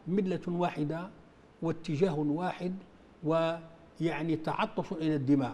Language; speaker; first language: Arabic; native; Arabic